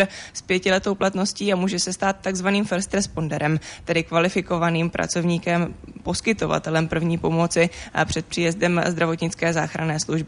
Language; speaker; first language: Czech; native; Czech